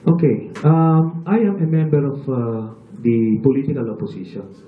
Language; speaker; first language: English; non-native, local second language; Filipino